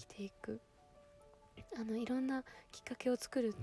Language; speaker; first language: Japanese; native; Japanese